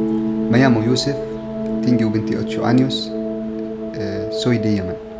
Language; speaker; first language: Spanish; non-native, learner; Arabic